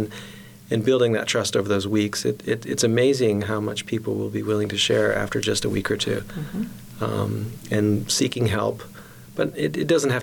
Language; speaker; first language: English; native; English